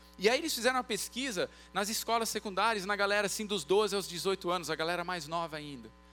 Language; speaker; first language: Portuguese; early bilingual, other home language; English